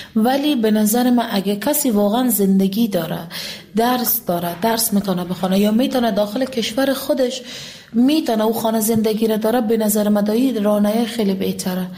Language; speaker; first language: Persian; native; Persian